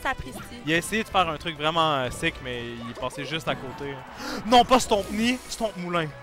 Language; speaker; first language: French; native; French